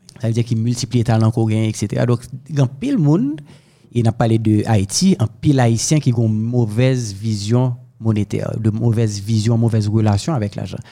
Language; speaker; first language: French; non-native, local second language; Haitian Creole